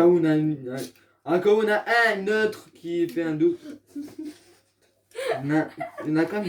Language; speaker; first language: French; native; French